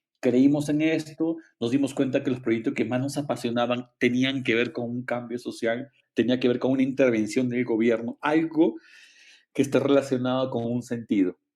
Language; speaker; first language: Spanish; native; Spanish